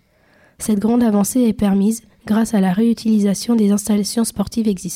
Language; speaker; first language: French; native; French